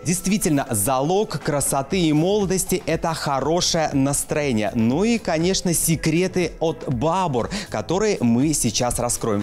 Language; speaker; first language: Russian; native; Russian